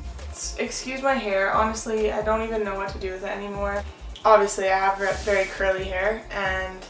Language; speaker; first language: English; native; English